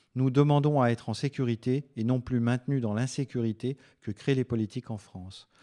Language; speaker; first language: French; native; French